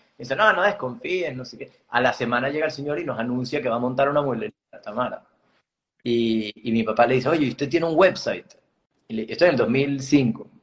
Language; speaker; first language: Spanish; native; Spanish